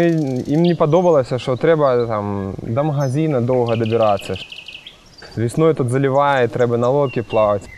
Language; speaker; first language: Belarusian; non-native, local second language; Russian